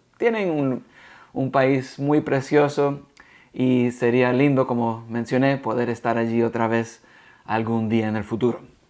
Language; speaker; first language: Spanish; early bilingual, heritage; Spanish